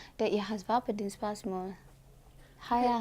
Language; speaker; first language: Danish; non-native, learner; Romanian